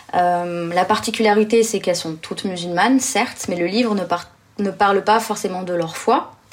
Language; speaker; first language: French; early bilingual, other home language; Arabic